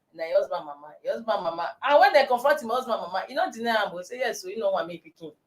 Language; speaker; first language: Nigerian Pidgin; non-native, local second language; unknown